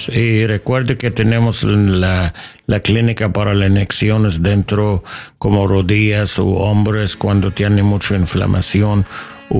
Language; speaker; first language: Spanish; non-native, learner; English